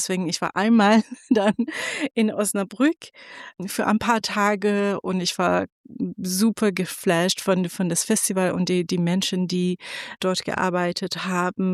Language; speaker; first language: German; non-native, fluent; Persian